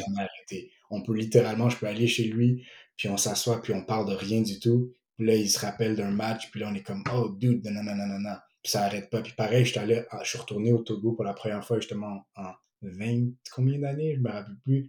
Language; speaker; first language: French; early bilingual, other home language; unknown